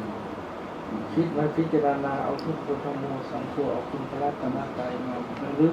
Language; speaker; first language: Thai; native; Thai